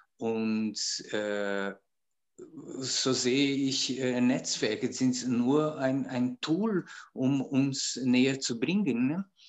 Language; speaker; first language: German; non-native, fluent; Portuguese